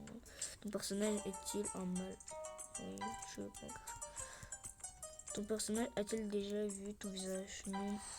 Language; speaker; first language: French; early bilingual, other home language; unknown